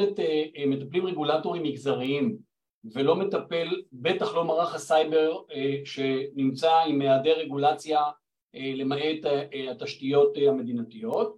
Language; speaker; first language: Hebrew; native; Hebrew